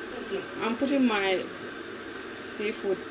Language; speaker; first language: English; non-native, local second language; Mandingo